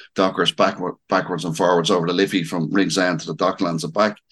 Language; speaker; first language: English; native; English